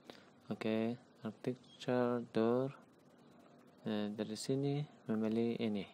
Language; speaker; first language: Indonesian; non-native, learner; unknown